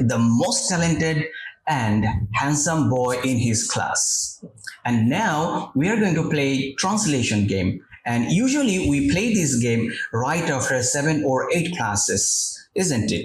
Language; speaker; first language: English; non-native, fluent; Bangla